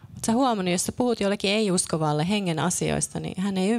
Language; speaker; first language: Finnish; native; Finnish